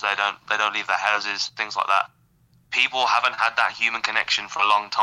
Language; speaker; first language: English; native; English